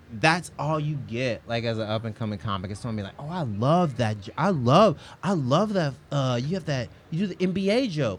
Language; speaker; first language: English; native; English